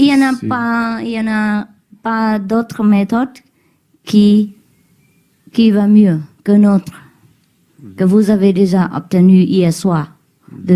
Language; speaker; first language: French; non-native, learner; Vietnamese